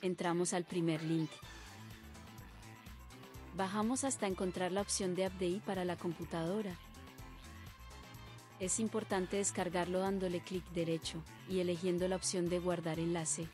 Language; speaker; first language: Spanish; native; Spanish